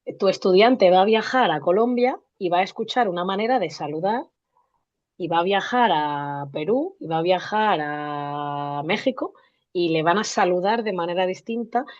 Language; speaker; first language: Spanish; native; Spanish